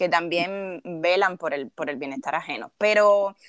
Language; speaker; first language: Spanish; native; Spanish